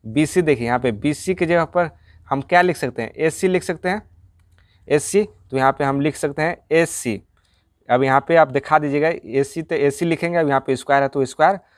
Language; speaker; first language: Hindi; native; Hindi